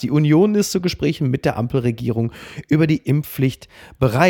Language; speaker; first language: German; native; German